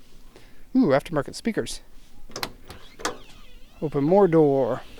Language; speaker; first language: English; native; English